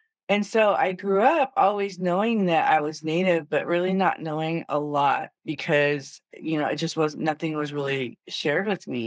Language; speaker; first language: English; native; English